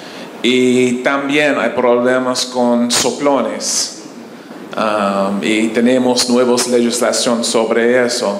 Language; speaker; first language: Spanish; non-native, learner; English